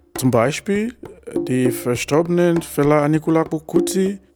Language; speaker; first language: German; non-native, learner; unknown